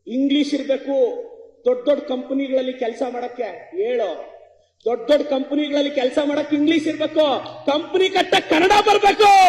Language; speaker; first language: Kannada; native; Kannada